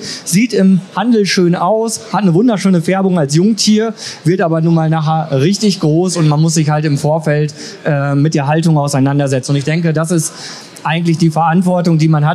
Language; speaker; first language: German; native; German